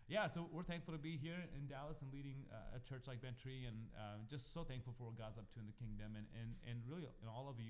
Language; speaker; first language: English; non-native, local second language; Malayalam